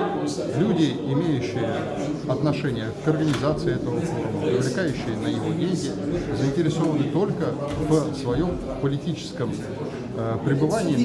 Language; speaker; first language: Russian; native; Russian